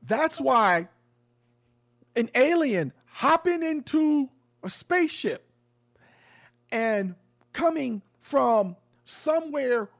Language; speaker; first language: English; native; English